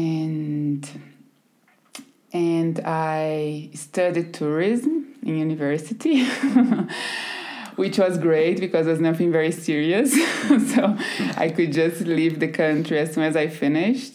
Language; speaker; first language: English; non-native, fluent; Portuguese